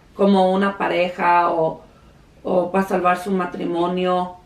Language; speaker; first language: Spanish; early bilingual, heritage; Spanish